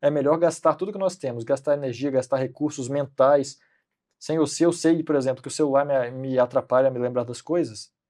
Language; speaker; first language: Portuguese; native; Portuguese